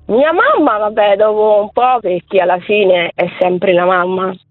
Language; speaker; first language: Italian; non-native, fluent; Portuguese